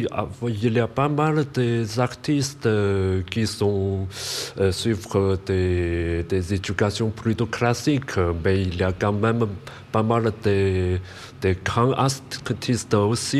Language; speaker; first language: French; non-native, learner; Chinese